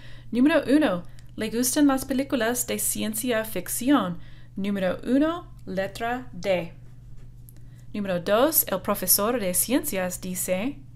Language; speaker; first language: Spanish; non-native, fluent; English